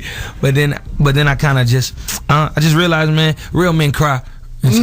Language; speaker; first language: English; native; English